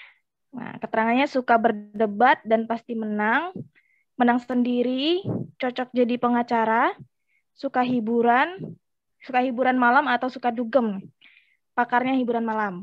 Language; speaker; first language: Indonesian; native; Indonesian